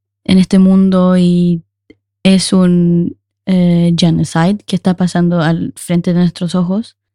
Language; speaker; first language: Spanish; early bilingual, heritage; Spanish